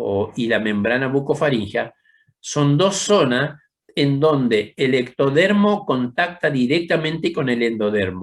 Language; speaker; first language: Spanish; native; Spanish